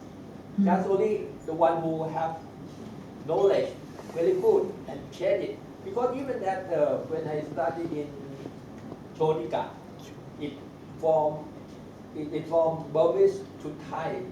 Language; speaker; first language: English; non-native, learner; Thai